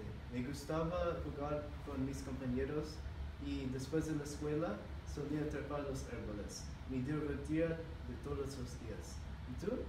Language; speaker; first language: Spanish; non-native, learner; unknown